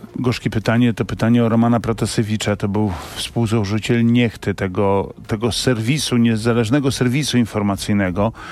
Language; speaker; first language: Polish; native; Polish